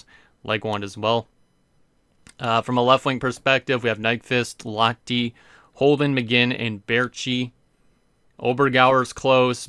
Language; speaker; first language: English; native; English